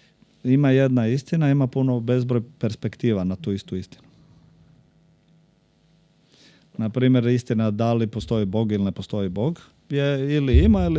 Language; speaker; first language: Croatian; native; Croatian